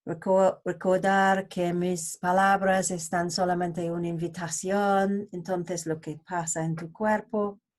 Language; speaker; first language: Spanish; non-native, learner; English